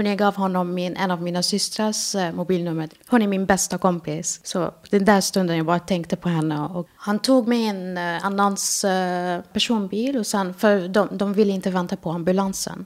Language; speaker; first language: Swedish; non-native, fluent; Arabic